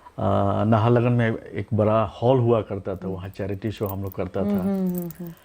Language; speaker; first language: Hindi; non-native, local second language; Nyishi